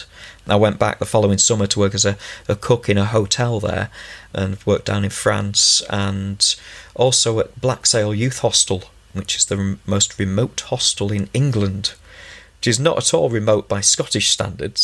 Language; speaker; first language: English; native; English